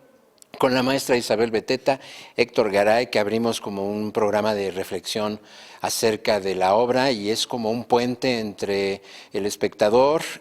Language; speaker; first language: Spanish; native; Spanish